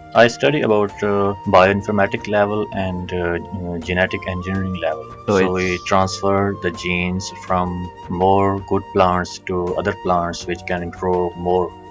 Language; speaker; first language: English; non-native, local second language; Punjabi